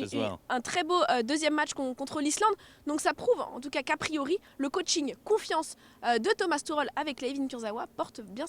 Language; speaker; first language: French; native; French